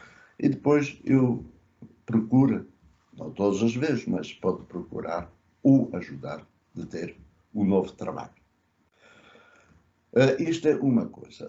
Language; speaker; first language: Portuguese; early bilingual, other home language; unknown